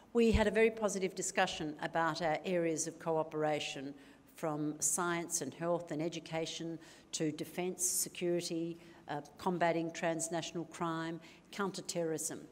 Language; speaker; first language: English; native; English